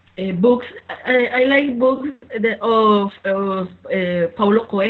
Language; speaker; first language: English; non-native, learner; Spanish